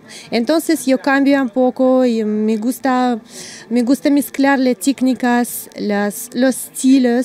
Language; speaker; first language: Spanish; non-native, learner; Russian